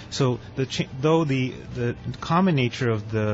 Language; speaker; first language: English; native; English